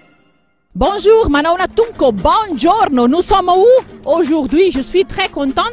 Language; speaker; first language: French; non-native, learner; Italian